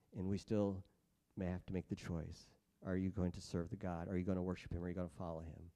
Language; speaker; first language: English; native; English